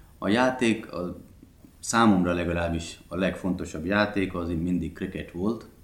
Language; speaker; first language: Hungarian; non-native, fluent; Hindi